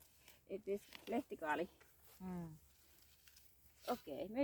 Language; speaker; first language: English; non-native, learner; Finnish